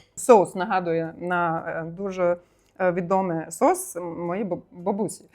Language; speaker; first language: Ukrainian; non-native, learner; German